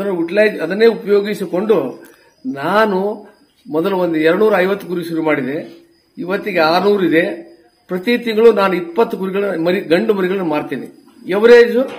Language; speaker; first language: Kannada; non-native, local second language; Lambadi